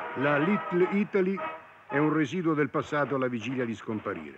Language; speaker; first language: Italian; native; Italian